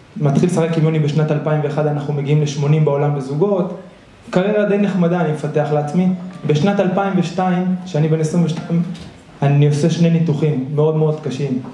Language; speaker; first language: Hebrew; early bilingual, other home language; Spanish